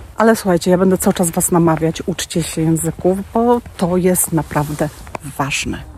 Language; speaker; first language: Polish; native; Polish